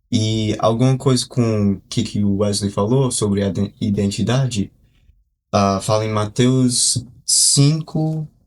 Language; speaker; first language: Portuguese; early bilingual, heritage; Portuguese